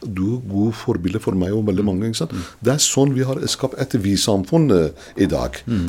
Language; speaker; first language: Norwegian; non-native, fluent; Persian